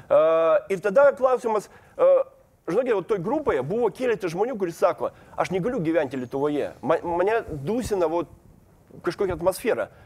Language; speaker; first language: Lithuanian; non-native, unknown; Russian